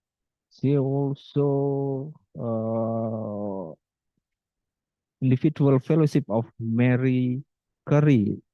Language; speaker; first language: English; non-native, fluent; Indonesian